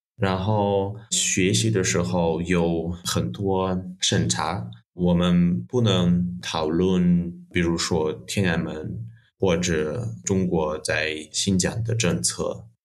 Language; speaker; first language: Chinese; non-native, fluent; Russian